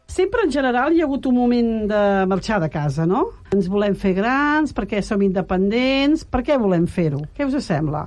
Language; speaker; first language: Catalan; native; Catalan